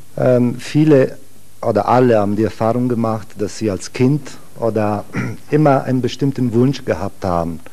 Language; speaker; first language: German; non-native, fluent; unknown